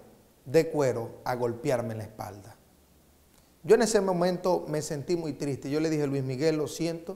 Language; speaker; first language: Spanish; native; Spanish